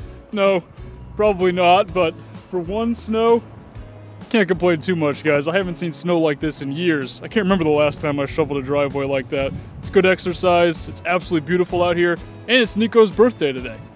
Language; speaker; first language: English; native; English